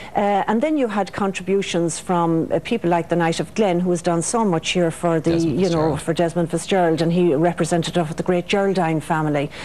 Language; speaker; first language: English; native; English